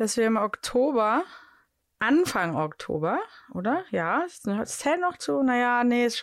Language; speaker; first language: German; native; German